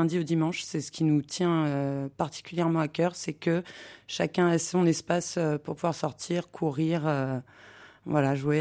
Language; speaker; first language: French; native; French